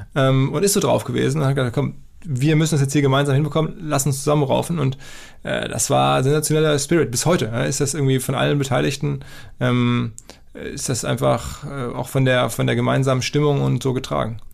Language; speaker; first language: German; native; German